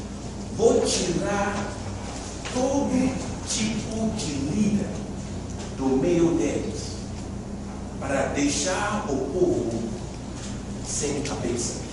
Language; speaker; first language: Portuguese; non-native, fluent; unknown